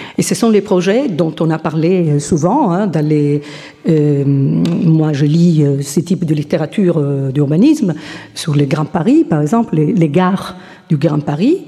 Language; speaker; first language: French; non-native, fluent; Italian